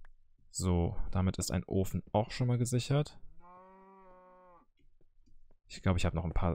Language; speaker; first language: German; native; German